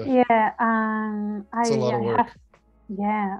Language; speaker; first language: English; non-native, learner; Spanish